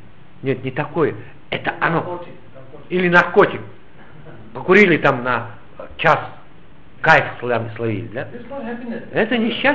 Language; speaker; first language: Russian; native; Russian